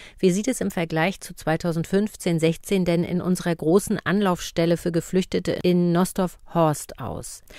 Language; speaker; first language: German; native; German